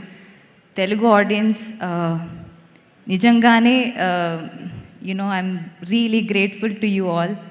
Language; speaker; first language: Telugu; non-native, learner; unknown